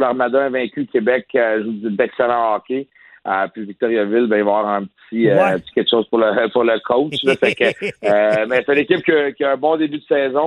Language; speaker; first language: French; native; French